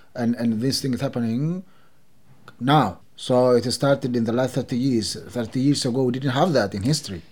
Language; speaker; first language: English; non-native, fluent; Oromo